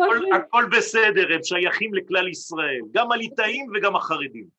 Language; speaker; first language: Hebrew; non-native, fluent; French